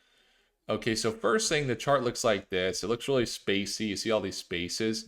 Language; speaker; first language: English; native; English